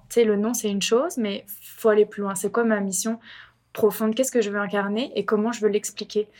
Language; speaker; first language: French; native; French